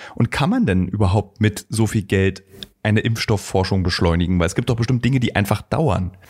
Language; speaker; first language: German; native; German